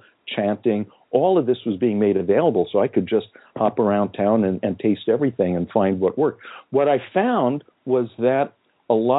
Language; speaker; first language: English; native; English